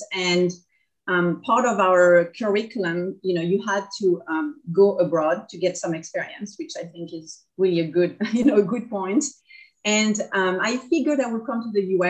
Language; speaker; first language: English; non-native, fluent; French